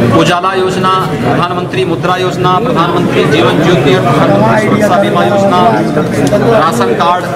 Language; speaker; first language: Hindi; native; Hindi